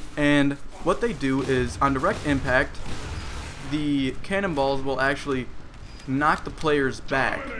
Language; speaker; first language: English; native; English